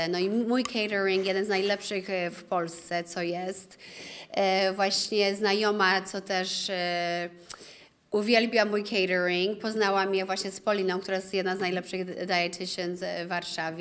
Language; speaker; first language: Polish; early bilingual, other home language; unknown